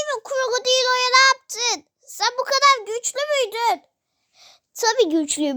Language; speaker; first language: Turkish; native; Turkish